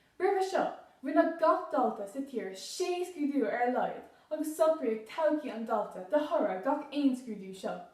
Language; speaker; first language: Irish; non-native, local second language; English